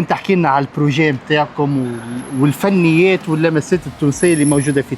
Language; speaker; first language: Arabic; native; Arabic